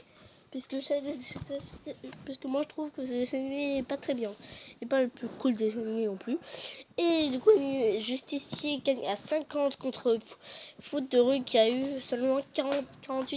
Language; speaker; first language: French; native; French